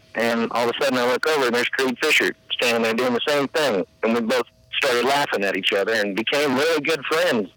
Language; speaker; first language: English; native; English